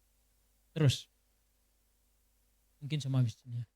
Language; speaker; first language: Indonesian; native; Indonesian